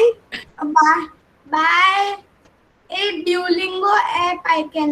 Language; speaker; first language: English; non-native, learner; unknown